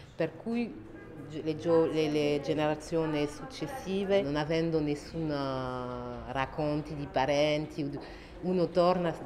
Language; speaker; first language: Italian; non-native, fluent; French